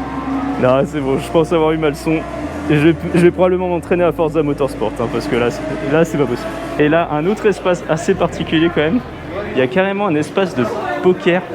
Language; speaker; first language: French; native; French